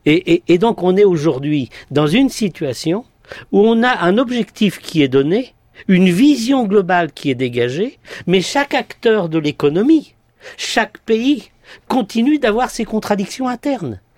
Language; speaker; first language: French; native; French